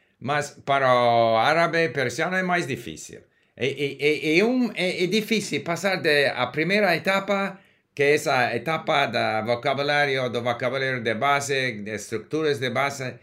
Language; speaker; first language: Portuguese; non-native, learner; English